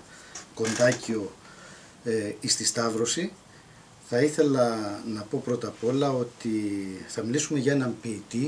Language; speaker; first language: Greek; native; Greek